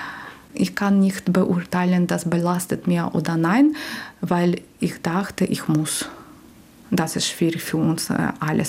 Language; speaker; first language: German; non-native, learner; Ukrainian